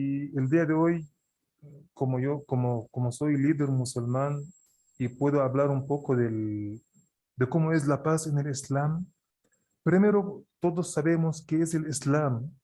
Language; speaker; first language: Spanish; non-native, fluent; Arabic